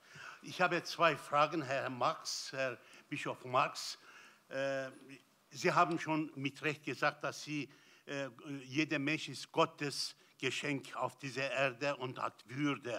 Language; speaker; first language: German; non-native, learner; Turkish